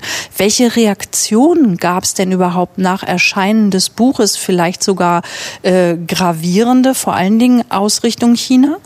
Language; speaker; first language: German; native; German